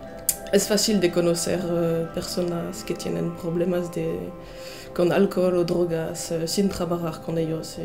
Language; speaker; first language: Spanish; non-native, learner; French